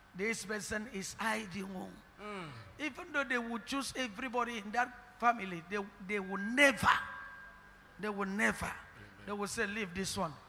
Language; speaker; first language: English; non-native, local second language; Ibibio